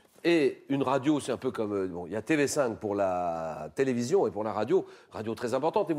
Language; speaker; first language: French; native; French